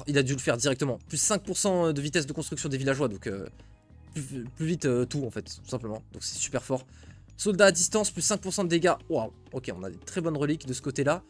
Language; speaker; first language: French; native; French